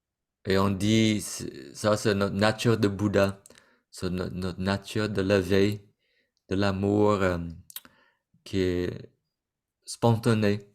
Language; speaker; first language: French; non-native, fluent; Vietnamese